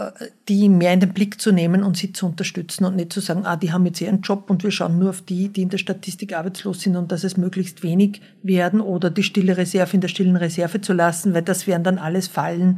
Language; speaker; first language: German; native; German